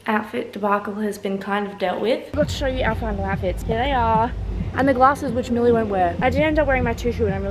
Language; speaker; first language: English; native; English